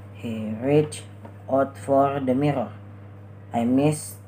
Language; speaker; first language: English; non-native, learner; Indonesian